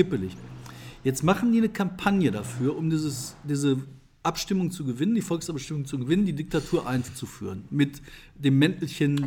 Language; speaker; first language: German; native; German